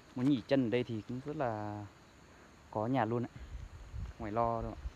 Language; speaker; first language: Vietnamese; non-native, local second language; Hmong